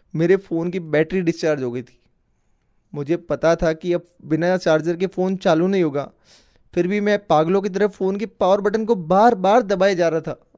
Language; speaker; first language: Hindi; native; Hindi